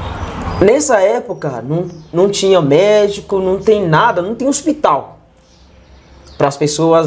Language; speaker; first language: Portuguese; non-native, learner; Yoruba